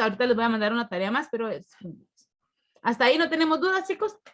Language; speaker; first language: Spanish; native; Spanish